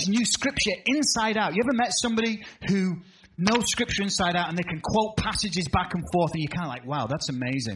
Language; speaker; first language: English; native; English